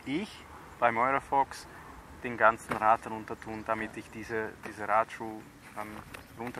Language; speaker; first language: German; non-native, fluent; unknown